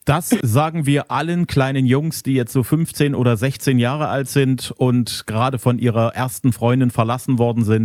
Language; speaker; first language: German; native; German